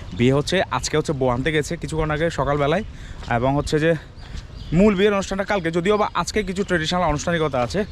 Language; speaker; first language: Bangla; non-native, local second language; Chakma